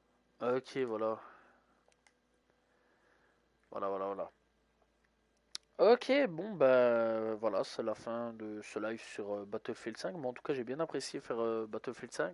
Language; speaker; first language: French; native; French